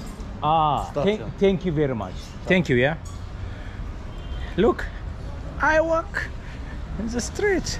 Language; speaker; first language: English; non-native, learner; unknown